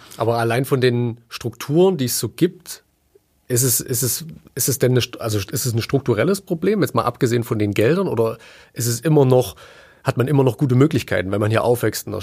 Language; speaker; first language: German; native; German